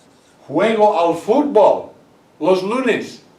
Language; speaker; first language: Spanish; non-native, fluent; English